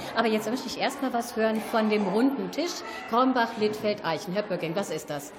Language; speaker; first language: German; native; German